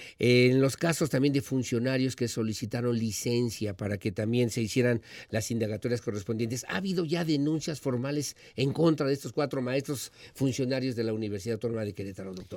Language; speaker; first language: Spanish; native; Spanish